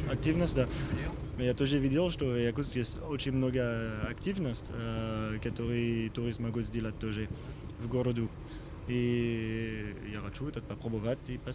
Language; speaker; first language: Russian; non-native, learner; French